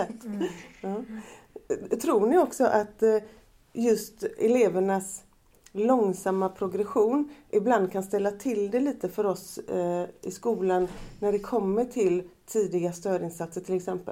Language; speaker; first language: Swedish; native; Swedish